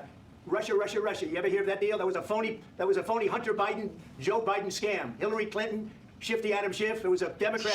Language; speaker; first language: English; native; English